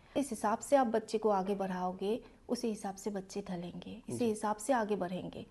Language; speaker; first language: Hindi; non-native, local second language; Assamese